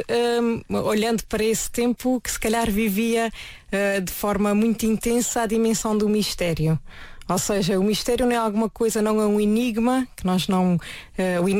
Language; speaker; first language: Portuguese; native; Portuguese